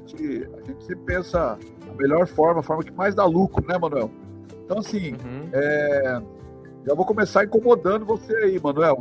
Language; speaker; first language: Portuguese; native; Portuguese